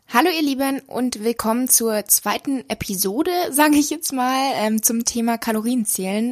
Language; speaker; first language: German; native; German